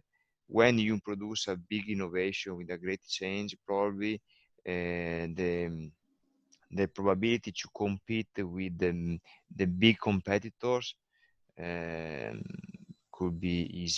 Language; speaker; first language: English; non-native, learner; Italian